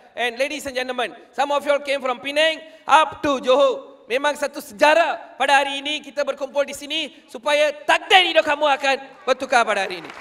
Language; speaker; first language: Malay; non-native, local second language; Tamil